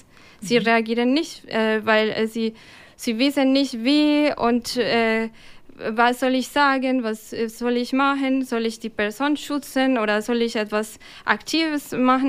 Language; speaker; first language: German; non-native, fluent; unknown